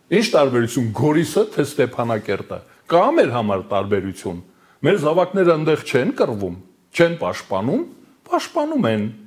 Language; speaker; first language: Armenian; native; Armenian